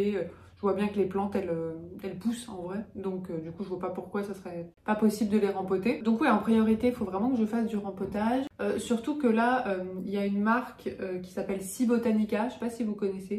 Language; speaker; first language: French; native; French